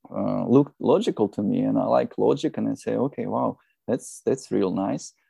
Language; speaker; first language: English; non-native, fluent; Russian